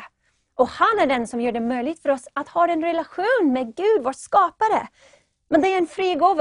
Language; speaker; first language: Swedish; non-native, fluent; English